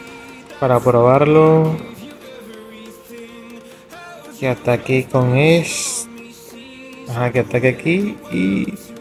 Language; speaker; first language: Spanish; non-native, fluent; Portuguese